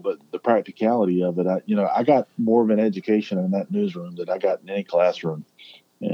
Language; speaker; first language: English; native; English